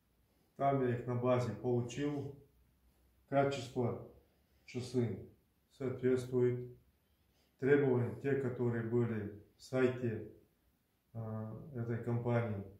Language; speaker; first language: Russian; non-native, local second language; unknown